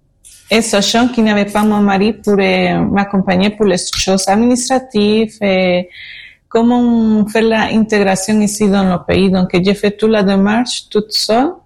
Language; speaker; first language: French; non-native, fluent; Spanish